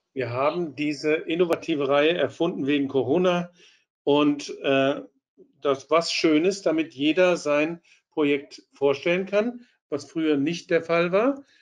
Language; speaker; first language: German; native; German